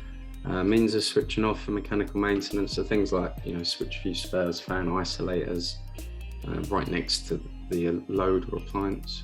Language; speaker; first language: English; native; English